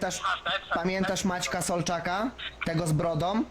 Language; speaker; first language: Polish; native; Polish